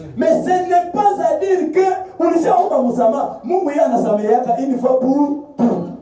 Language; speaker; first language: French; non-native, local second language; Swahili